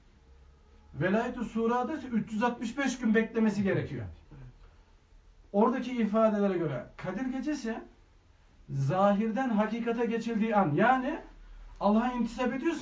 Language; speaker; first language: Turkish; native; Turkish